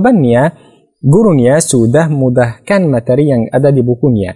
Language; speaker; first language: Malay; non-native, fluent; Arabic